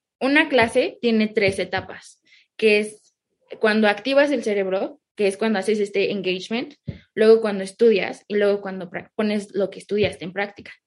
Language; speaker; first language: Spanish; early bilingual, heritage; Spanish